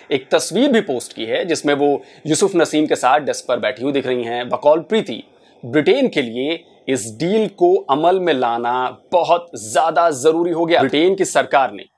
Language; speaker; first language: Hindi; native; Hindi